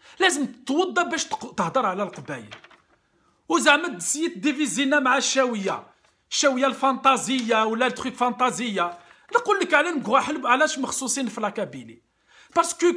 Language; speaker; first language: Arabic; non-native, local second language; Kabyle